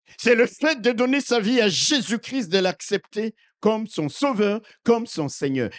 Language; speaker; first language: French; non-native, local second language; Lingala